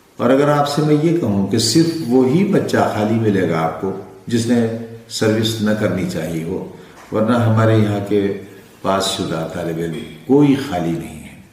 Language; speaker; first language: Urdu; native; Urdu